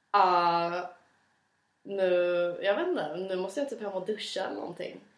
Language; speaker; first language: Swedish; native; Swedish